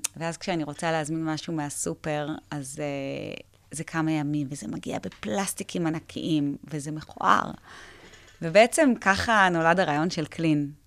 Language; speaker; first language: Hebrew; native; Hebrew